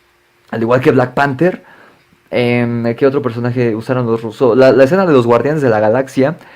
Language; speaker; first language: Spanish; native; Spanish